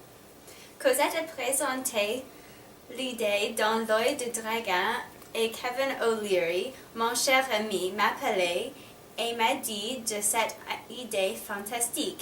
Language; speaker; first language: French; non-native, learner; English